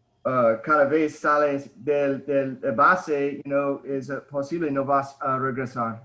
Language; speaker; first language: Spanish; early bilingual, heritage; Spanish